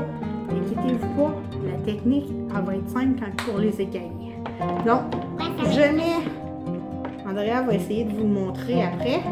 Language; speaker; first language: French; native; French